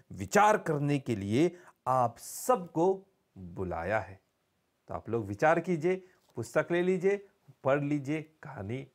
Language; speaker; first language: Hindi; early bilingual, heritage; Bhojpuri